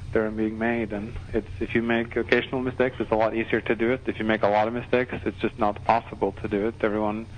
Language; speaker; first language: English; non-native, fluent; Norwegian